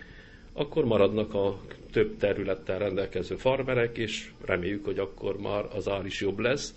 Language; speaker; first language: Hungarian; native; Hungarian